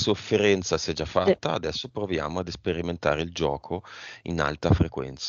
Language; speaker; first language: Italian; native; Italian